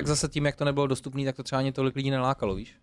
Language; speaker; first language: Czech; native; Czech